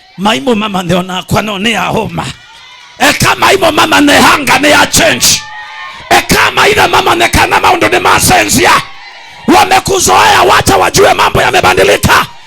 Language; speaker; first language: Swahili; non-native, local second language; Kamba